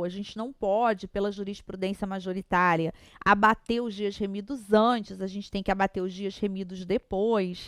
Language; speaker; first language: Portuguese; native; Portuguese